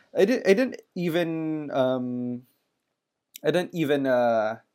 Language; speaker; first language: English; non-native, local second language; Filipino